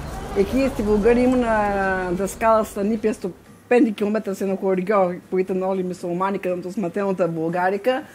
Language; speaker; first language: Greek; non-native, learner; Bulgarian